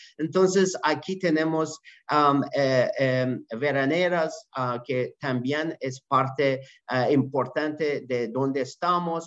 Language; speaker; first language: Spanish; non-native, learner; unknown